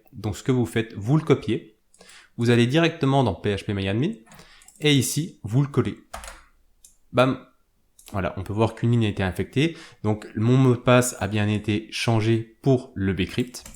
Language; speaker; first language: French; native; French